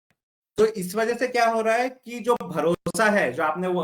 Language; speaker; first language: Hindi; native; Hindi